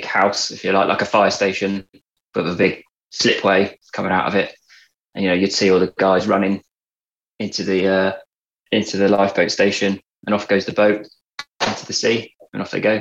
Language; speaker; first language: English; native; English